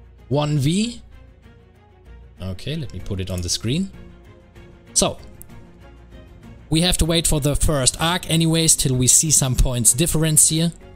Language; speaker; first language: English; non-native, fluent; German